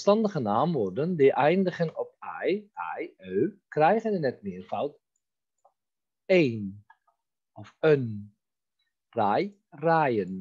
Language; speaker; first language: Dutch; non-native, fluent; Turkish